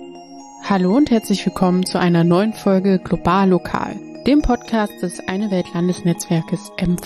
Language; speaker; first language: German; native; German